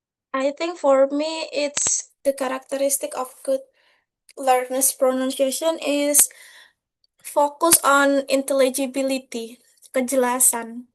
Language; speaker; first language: English; non-native, learner; Indonesian